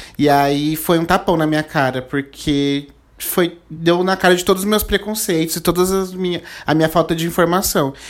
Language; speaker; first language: Portuguese; native; Portuguese